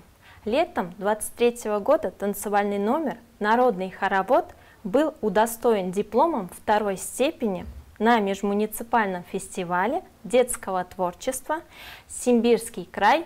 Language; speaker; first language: Russian; non-native, local second language; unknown